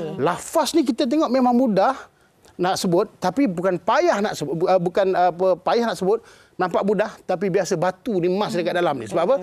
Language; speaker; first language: Malay; native; Malay